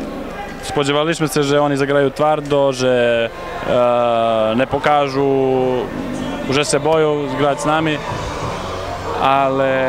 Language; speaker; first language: Polish; non-native, fluent; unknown